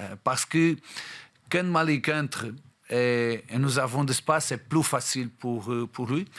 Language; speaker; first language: French; non-native, fluent; Portuguese